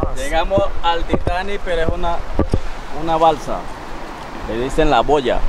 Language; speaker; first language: Spanish; native; Spanish